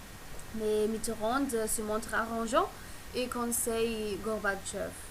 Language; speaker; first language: French; non-native, learner; German